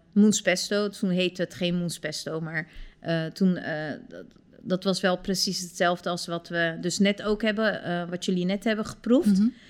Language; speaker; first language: Dutch; early bilingual, other home language; Turkish